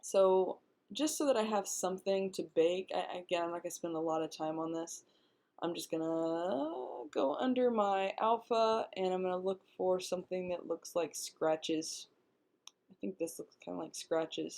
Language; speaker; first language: English; native; English